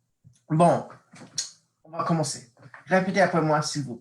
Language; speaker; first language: French; non-native, fluent; English